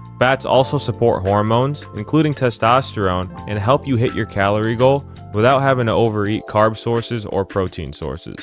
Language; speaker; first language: English; native; English